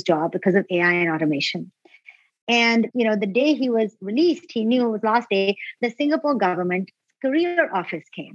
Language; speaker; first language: English; non-native, local second language; Urdu